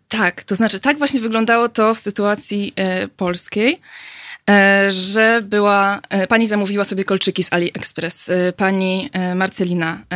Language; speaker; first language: Polish; native; Polish